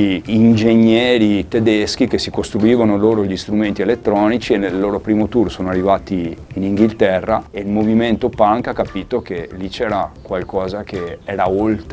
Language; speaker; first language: Italian; native; Italian